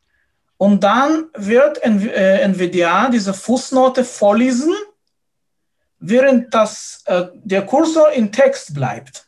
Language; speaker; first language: German; non-native, fluent; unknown